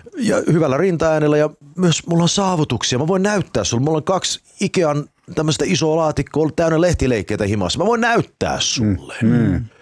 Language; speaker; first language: Finnish; early bilingual, heritage; English